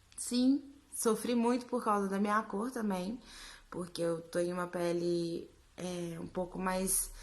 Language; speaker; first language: Portuguese; native; Portuguese